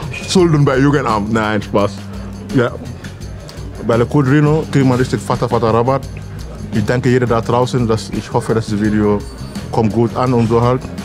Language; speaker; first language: German; non-native, fluent; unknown